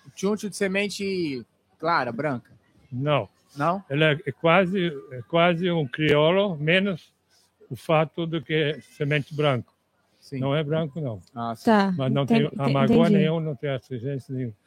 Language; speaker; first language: Portuguese; non-native, fluent; Dutch